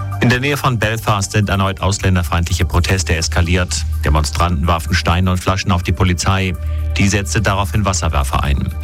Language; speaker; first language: German; native; German